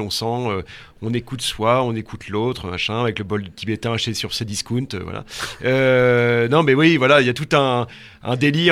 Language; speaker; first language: French; native; French